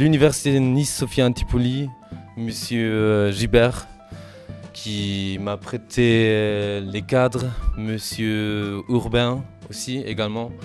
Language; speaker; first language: French; non-native, fluent; German